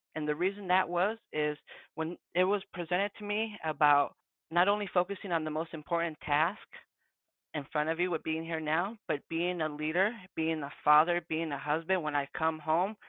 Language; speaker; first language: English; early bilingual, other home language; Spanish